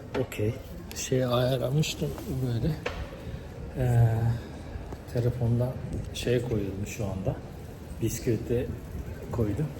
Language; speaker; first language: Turkish; non-native, fluent; Japanese